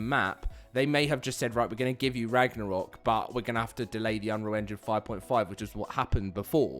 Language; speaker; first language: English; native; English